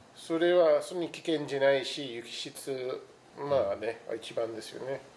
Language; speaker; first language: Japanese; non-native, fluent; English